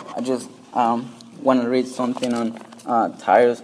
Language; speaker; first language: English; non-native, fluent; Spanish